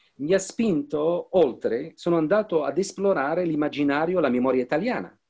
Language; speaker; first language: Italian; non-native, fluent; Arabic